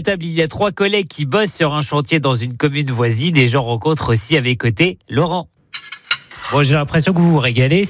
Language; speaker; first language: French; native; French